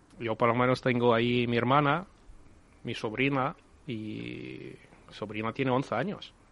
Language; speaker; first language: Spanish; non-native, learner; Ukrainian